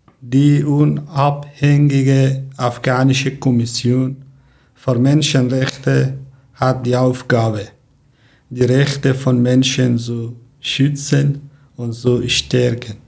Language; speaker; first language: German; non-native, learner; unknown